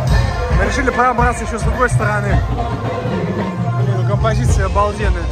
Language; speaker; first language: Russian; native; Russian